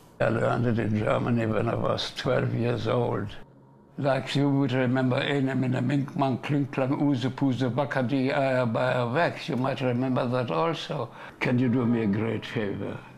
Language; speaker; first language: English; non-native, fluent; German